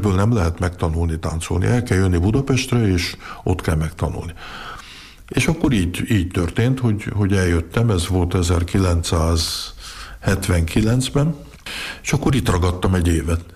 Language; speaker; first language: Hungarian; early bilingual, heritage; Hungarian